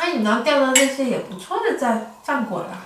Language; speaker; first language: Chinese; native; Chinese